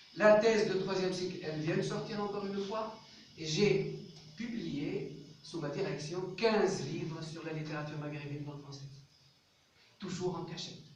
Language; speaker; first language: French; non-native, local second language; Arabic